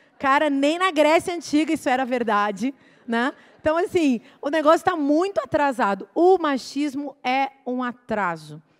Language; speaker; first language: Portuguese; native; Portuguese